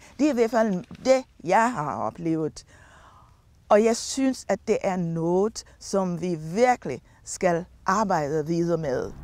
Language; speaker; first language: Danish; non-native, fluent; English